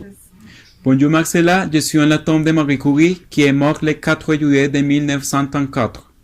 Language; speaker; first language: French; non-native, learner; Spanish